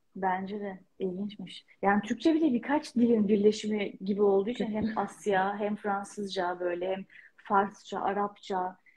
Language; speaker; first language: Turkish; native; Turkish